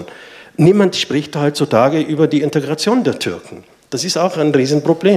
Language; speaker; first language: German; non-native, fluent; Arabic